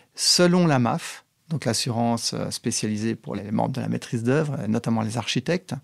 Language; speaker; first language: French; native; French